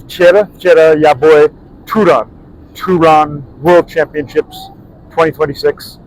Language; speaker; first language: Russian; non-native, learner; English